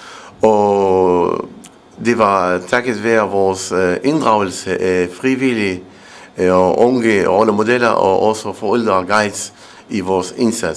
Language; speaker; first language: Danish; non-native, fluent; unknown